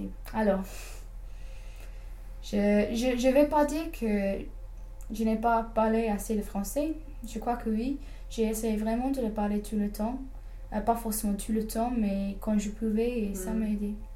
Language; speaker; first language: French; non-native, fluent; English